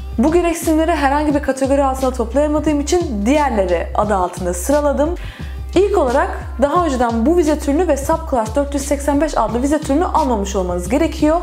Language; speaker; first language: Turkish; native; Turkish